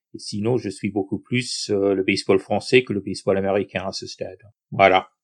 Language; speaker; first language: French; non-native, fluent; English